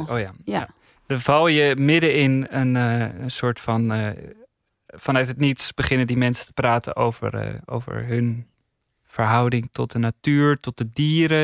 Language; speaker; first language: Dutch; native; Dutch